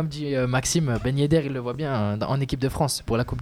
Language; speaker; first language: French; native; French